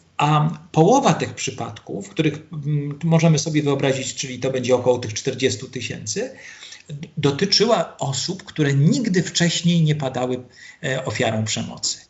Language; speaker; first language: Polish; native; Polish